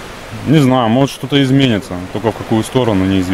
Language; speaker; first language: Russian; native; Russian